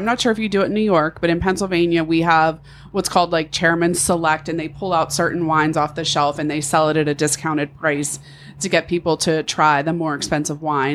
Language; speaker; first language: English; native; English